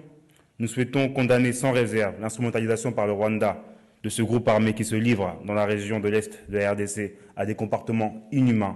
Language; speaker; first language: French; native; French